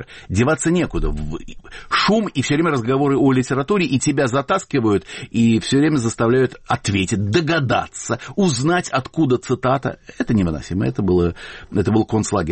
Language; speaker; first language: Russian; native; Russian